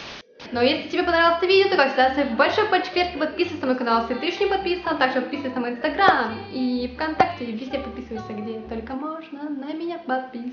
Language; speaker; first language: Russian; native; Russian